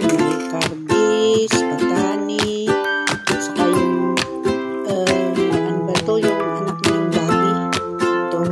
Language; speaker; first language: Filipino; non-native, local second language; Iloko